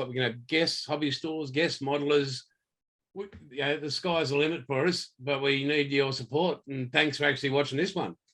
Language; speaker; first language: English; native; English